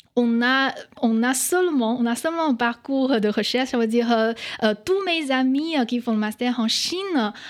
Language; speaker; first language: French; non-native, fluent; Chinese